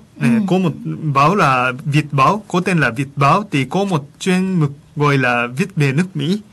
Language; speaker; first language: Vietnamese; non-native, fluent; Japanese